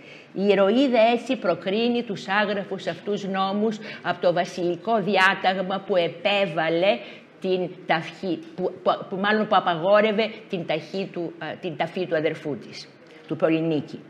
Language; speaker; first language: Greek; native; Greek